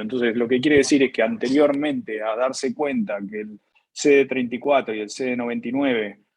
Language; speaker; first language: Spanish; native; Spanish